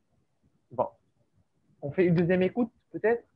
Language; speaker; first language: French; native; French